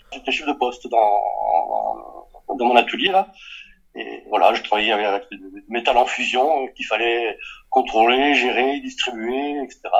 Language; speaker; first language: French; early bilingual, other home language; Portuguese